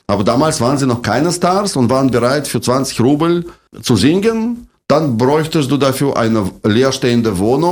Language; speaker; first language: German; non-native, fluent; Russian